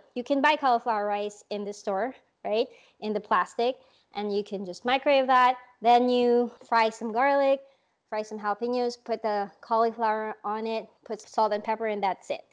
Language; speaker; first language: English; non-native, local second language; Filipino